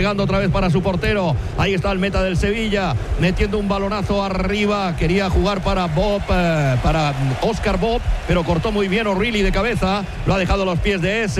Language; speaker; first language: Spanish; native; Spanish